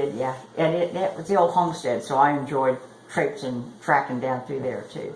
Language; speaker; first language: English; native; English